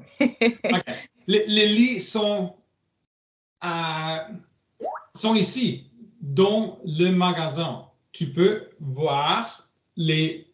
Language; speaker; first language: French; non-native, learner; English